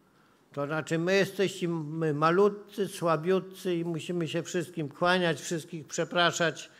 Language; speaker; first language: Polish; native; Polish